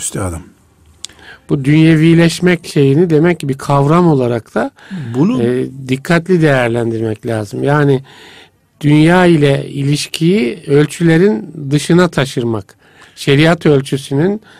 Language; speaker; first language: Turkish; native; Turkish